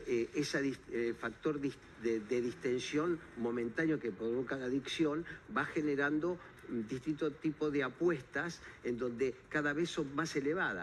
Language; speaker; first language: Spanish; native; Spanish